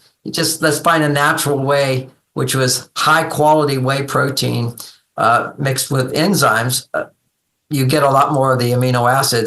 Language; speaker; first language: English; native; English